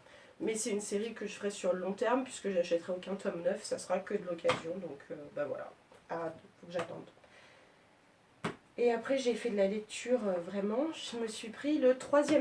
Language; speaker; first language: French; native; French